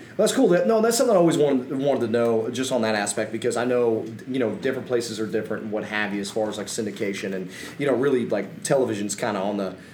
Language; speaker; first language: English; native; English